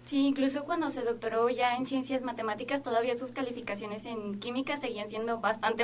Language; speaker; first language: Spanish; native; Spanish